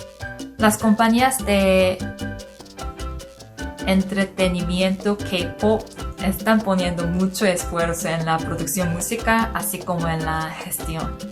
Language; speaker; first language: Spanish; non-native, learner; Korean